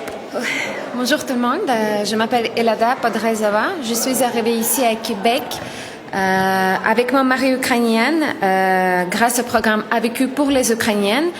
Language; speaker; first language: French; non-native, learner; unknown